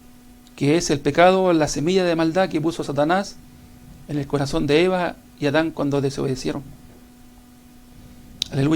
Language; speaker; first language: Spanish; native; Spanish